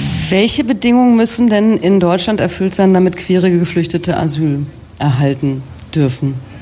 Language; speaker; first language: German; native; German